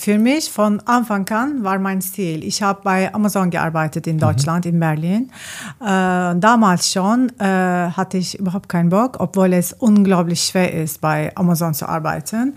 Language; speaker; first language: German; non-native, learner; Turkish